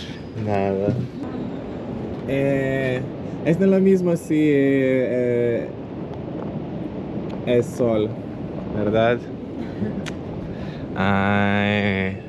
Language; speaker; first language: Spanish; non-native, learner; Lithuanian